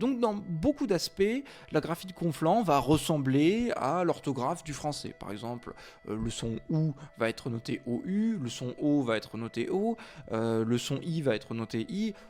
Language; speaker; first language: French; native; French